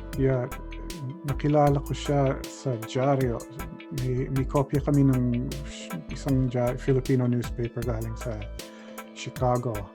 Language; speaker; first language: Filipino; non-native, fluent; English